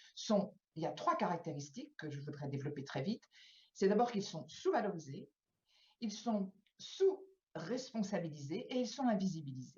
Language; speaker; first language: French; native; French